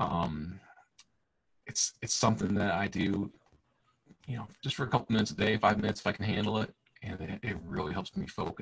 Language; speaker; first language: English; native; English